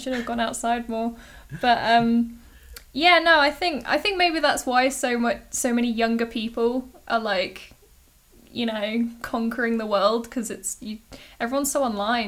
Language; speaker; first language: English; native; English